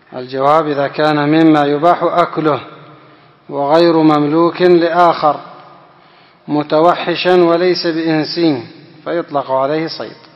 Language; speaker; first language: Arabic; non-native, fluent; Indonesian